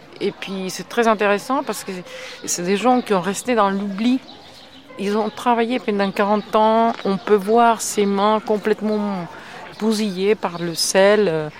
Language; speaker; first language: French; non-native, fluent; Spanish